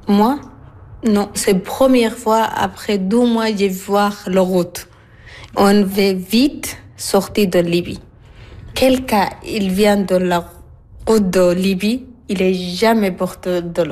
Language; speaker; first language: French; non-native, learner; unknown